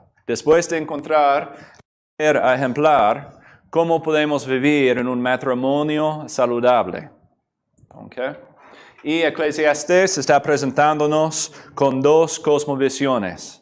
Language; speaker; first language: Spanish; non-native, fluent; English